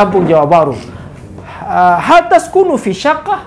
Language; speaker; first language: Arabic; non-native, fluent; Indonesian